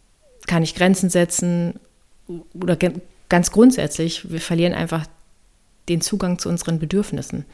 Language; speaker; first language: German; native; German